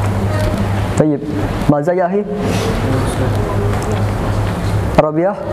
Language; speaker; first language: Arabic; non-native, learner; Indonesian